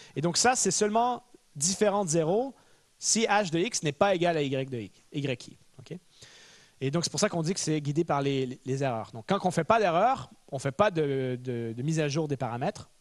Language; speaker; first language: French; native; French